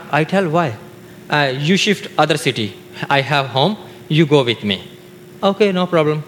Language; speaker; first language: English; non-native, learner; Urdu